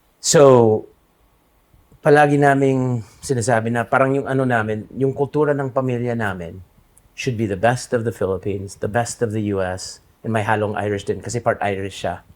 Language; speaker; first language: Filipino; non-native, fluent; English